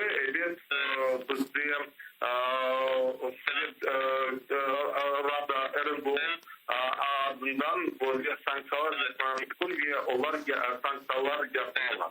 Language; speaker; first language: Turkish; non-native, learner; Crimean Tatar